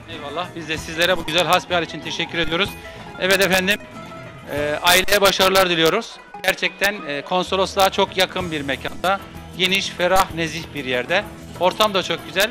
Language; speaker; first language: Turkish; native; Turkish